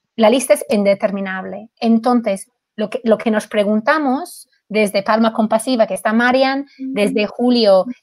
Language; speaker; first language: Spanish; non-native, fluent; English